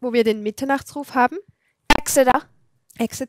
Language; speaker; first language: German; non-native, fluent; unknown